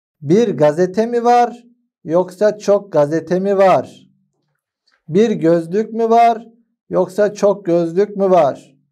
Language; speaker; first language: Turkish; non-native, fluent; Arabic